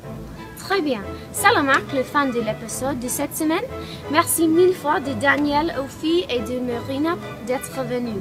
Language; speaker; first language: French; non-native, learner; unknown